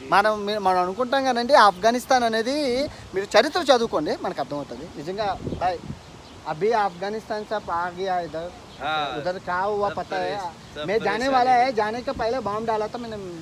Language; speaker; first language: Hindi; non-native, local second language; Telugu